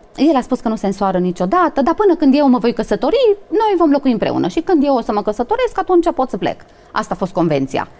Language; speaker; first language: Romanian; native; Romanian